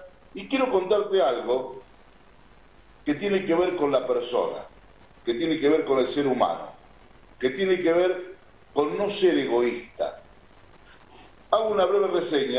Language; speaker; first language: Spanish; native; Spanish